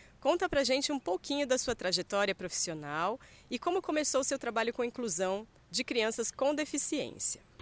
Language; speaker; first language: Portuguese; native; Portuguese